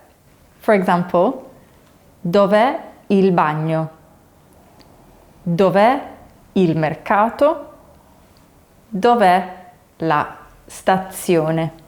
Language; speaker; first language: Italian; non-native, fluent; English